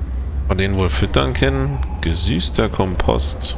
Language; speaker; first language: German; native; German